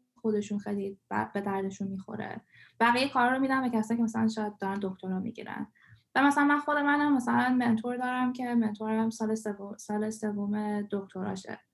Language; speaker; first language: Persian; early bilingual, heritage; Persian